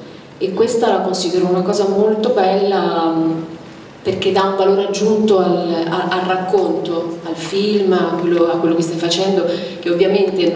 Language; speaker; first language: Italian; native; Italian